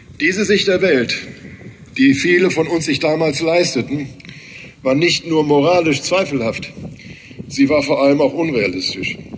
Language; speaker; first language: German; native; German